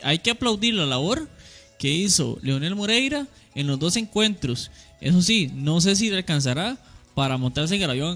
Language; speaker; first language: Spanish; native; Spanish